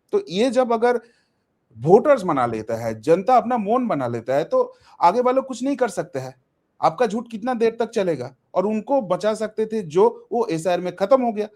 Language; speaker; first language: Hindi; non-native, local second language; Bangla